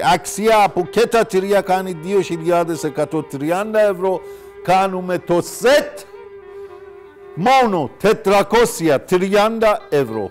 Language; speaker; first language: Greek; non-native, learner; Persian